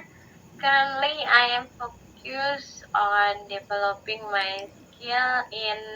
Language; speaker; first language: English; non-native, learner; Indonesian